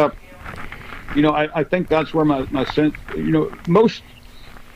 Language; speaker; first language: English; native; English